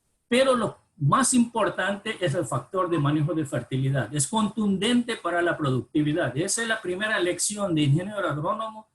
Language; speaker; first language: Spanish; non-native, fluent; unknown